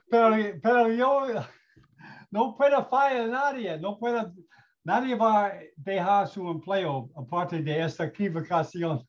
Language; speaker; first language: Spanish; non-native, learner; English